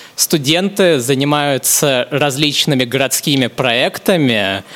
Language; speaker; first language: Russian; non-native, fluent; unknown